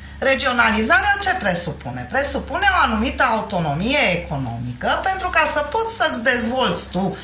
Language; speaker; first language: Romanian; non-native, local second language; Hungarian